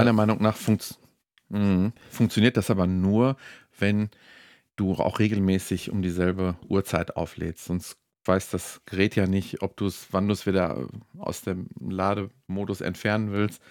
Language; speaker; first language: German; native; German